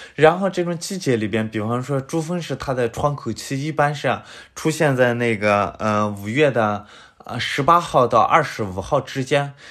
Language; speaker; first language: Chinese; native; Chinese